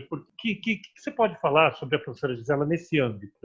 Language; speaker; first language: Portuguese; native; Portuguese